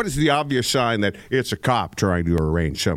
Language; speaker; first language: English; native; English